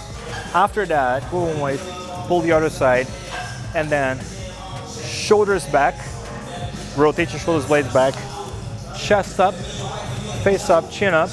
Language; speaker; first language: English; non-native, fluent; Portuguese